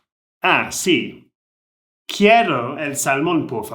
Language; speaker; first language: Spanish; non-native, learner; English